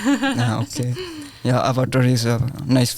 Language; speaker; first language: English; non-native, learner; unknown